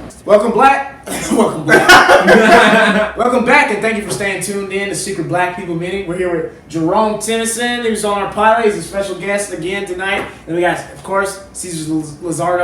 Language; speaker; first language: English; native; English